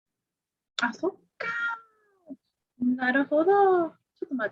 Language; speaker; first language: Japanese; non-native, fluent; English